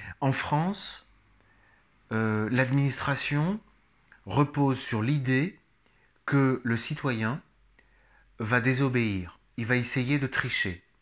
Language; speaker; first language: French; native; French